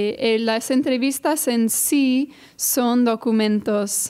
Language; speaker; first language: Spanish; non-native, fluent; English